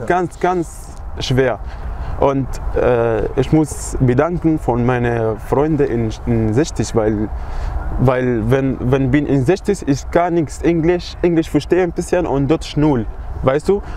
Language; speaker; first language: German; non-native, learner; Arabic